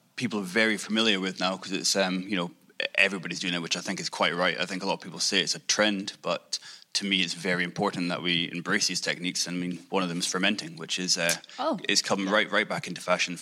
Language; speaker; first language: English; native; English